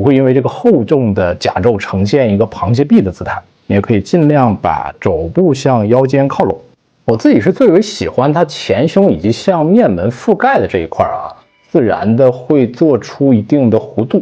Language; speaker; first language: Chinese; native; Chinese